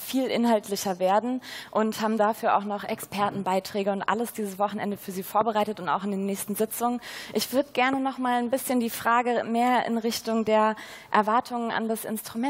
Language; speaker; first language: German; native; German